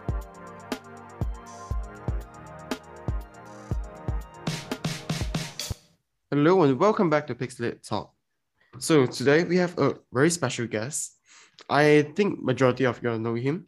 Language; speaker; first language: English; non-native, local second language; Chinese